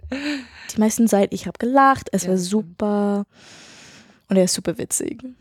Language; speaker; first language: German; non-native, learner; English